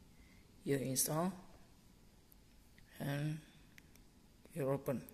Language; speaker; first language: English; non-native, learner; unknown